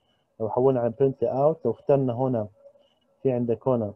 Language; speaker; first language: Arabic; native; Arabic